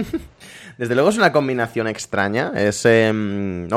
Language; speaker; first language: Spanish; native; Spanish